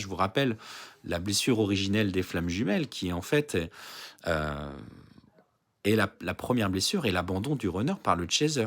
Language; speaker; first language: French; native; French